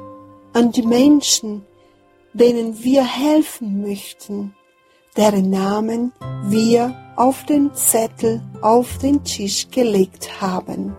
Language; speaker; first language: German; non-native, fluent; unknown